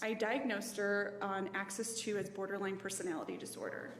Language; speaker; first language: English; native; English